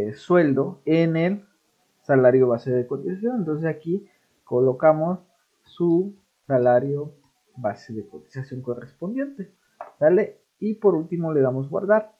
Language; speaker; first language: Spanish; native; Spanish